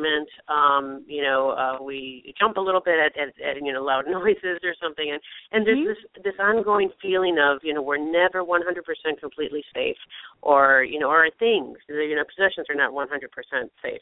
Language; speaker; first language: English; native; English